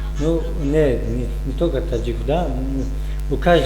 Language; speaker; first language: Russian; non-native, local second language; Tajik